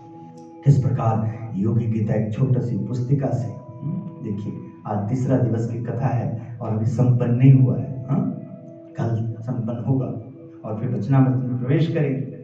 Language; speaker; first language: Hindi; native; Hindi